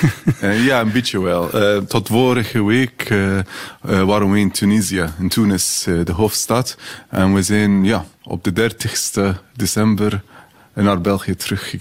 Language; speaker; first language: Dutch; non-native, fluent; Arabic